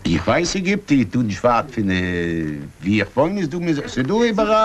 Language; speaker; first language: German; non-native, learner; Polish